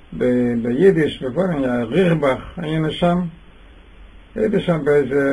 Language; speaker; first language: Hebrew; non-native, fluent; Yiddish